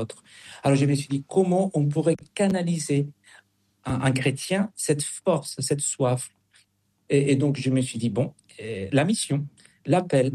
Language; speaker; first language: French; non-native, fluent; Spanish